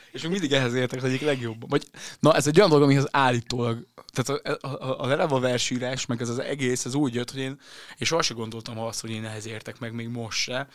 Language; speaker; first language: Hungarian; native; Hungarian